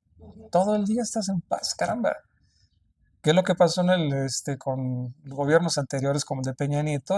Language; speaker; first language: Spanish; native; Spanish